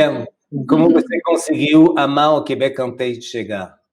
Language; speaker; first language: Portuguese; non-native, fluent; French